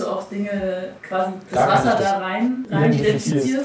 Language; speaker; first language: German; native; German